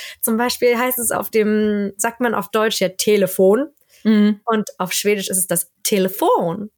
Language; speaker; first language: German; native; German